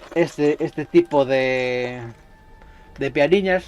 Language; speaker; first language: Spanish; native; Spanish